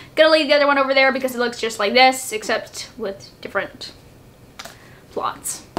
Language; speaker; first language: English; native; English